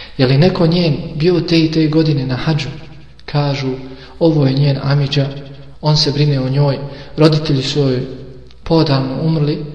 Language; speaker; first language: Bosnian; native; Bosnian